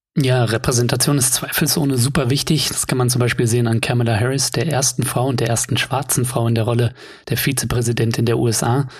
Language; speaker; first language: German; native; German